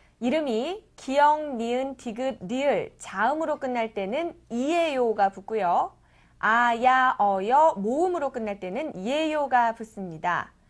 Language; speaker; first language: Korean; native; Korean